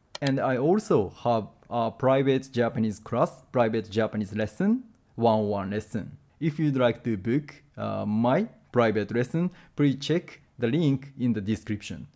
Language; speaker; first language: English; non-native, fluent; Japanese